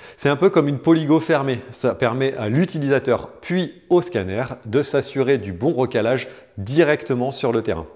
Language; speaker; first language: French; native; French